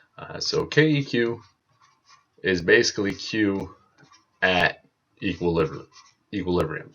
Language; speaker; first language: English; native; English